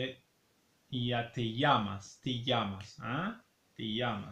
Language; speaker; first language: Spanish; non-native, fluent; Arabic